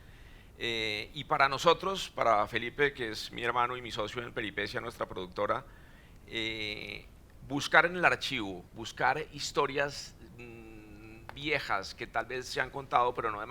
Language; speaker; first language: Spanish; native; Spanish